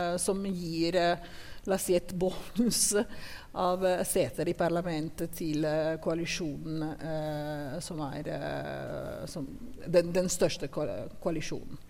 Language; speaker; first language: Norwegian; non-native, fluent; Italian